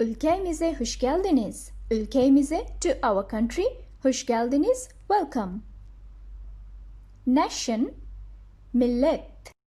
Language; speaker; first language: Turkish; non-native, fluent; Bangla